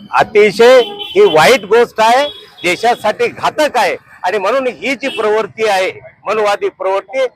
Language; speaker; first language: Marathi; native; Marathi